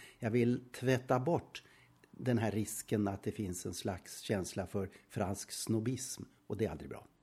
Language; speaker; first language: Swedish; native; Swedish